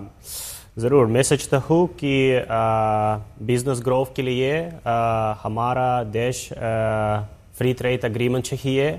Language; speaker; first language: Hindi; non-native, learner; Russian